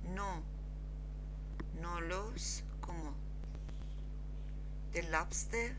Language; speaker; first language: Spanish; non-native, learner; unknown